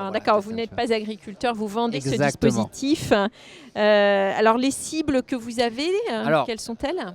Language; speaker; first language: French; native; French